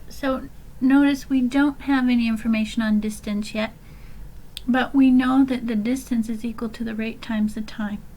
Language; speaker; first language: English; native; English